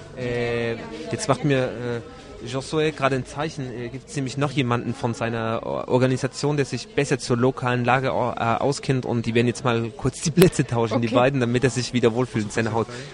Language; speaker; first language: German; native; German